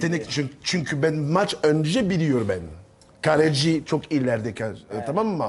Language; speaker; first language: Turkish; non-native, learner; French